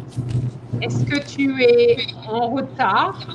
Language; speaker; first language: French; non-native, fluent; English